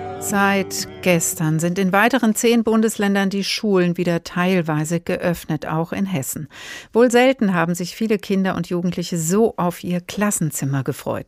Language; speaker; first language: German; native; German